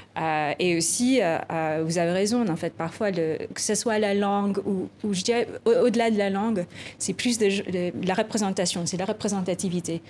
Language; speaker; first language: French; non-native, fluent; Filipino